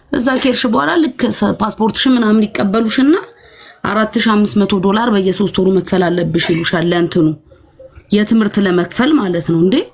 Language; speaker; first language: Amharic; native; Amharic